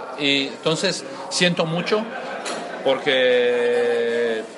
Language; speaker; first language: Spanish; non-native, learner; Croatian